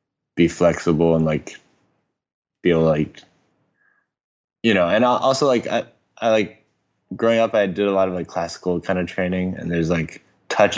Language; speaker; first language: English; non-native, local second language; Cantonese